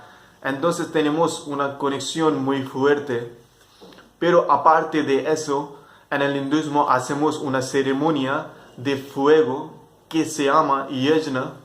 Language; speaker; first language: Spanish; non-native, fluent; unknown